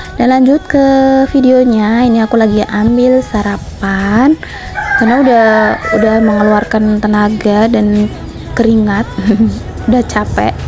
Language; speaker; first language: Indonesian; non-native, local second language; Javanese